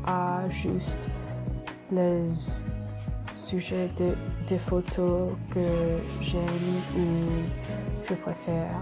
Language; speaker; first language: French; non-native, learner; English